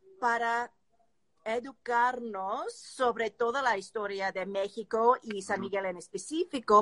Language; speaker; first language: Spanish; non-native, learner; English